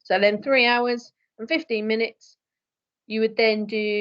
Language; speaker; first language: English; native; English